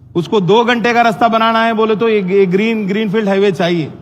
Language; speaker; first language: Hindi; non-native, local second language; Telugu